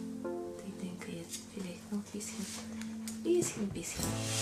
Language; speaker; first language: German; non-native, learner; Russian